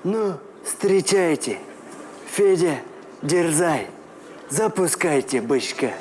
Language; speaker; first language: Russian; non-native, local second language; Tatar